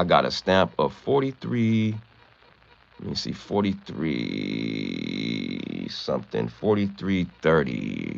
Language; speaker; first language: English; native; English